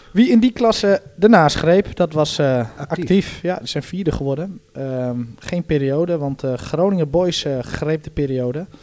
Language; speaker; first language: Dutch; native; Dutch